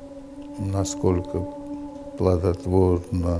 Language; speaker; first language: Russian; non-native, fluent; Georgian